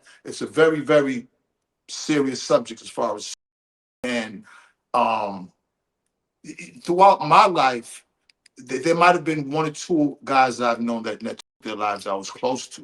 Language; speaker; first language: English; native; English